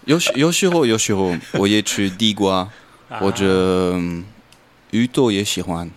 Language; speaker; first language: Chinese; non-native, learner; French